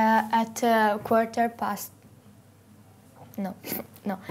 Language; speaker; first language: English; non-native, learner; Italian